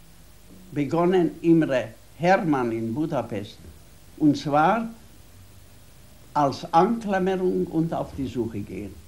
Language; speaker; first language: German; non-native, fluent; Hungarian